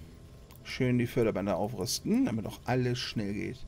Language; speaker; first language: German; native; German